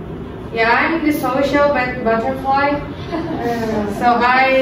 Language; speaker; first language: English; non-native, learner; Indonesian